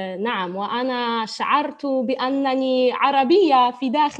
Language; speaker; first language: Arabic; non-native, fluent; Polish